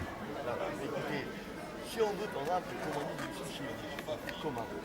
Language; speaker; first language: French; native; French